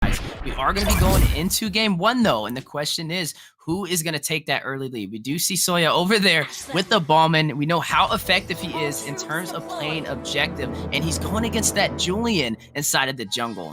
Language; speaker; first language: English; native; English